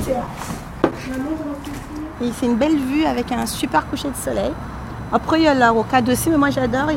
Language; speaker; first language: French; non-native, local second language; Sango